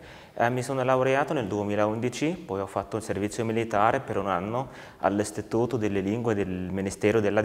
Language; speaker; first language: Italian; non-native, fluent; Arabic